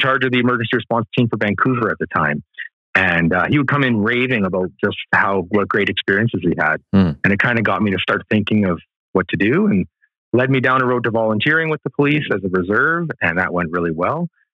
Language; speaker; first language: English; native; English